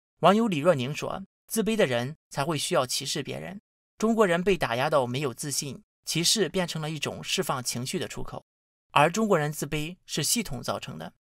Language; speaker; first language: Chinese; native; Chinese